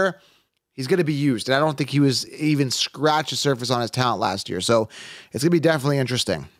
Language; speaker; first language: English; native; English